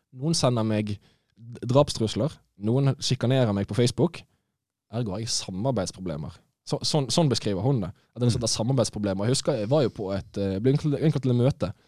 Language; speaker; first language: Norwegian; native; Norwegian